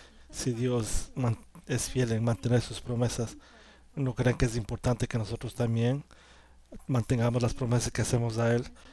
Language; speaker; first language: Spanish; non-native, learner; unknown